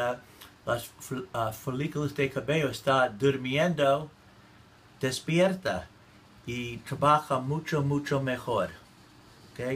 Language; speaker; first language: Spanish; non-native, learner; English